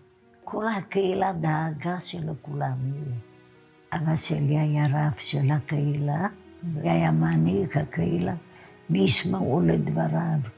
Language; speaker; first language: Hebrew; non-native, fluent; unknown